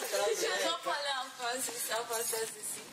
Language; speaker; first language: French; non-native, learner; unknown